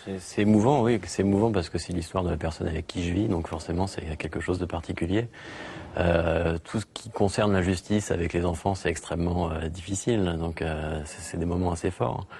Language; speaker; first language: French; native; French